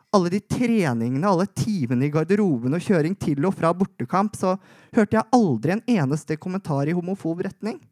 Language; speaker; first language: Norwegian; native; Norwegian